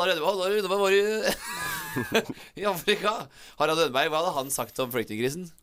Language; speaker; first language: Norwegian; native; Norwegian